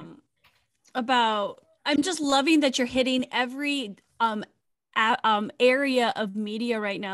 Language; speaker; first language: English; native; English